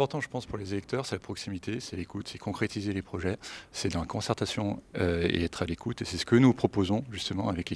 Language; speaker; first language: French; native; French